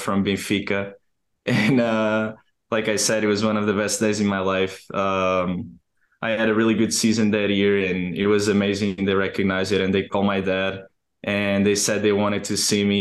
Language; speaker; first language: English; non-native, fluent; Portuguese